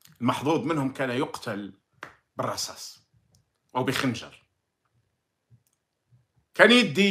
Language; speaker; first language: Arabic; native; Arabic